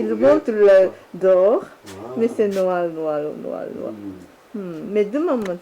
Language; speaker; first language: French; non-native, learner; Japanese